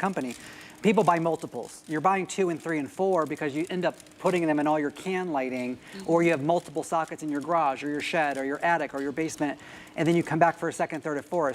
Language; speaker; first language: English; native; English